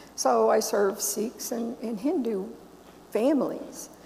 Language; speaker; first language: English; native; English